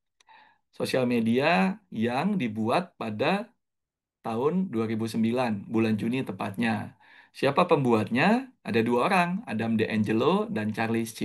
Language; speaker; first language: Indonesian; native; Indonesian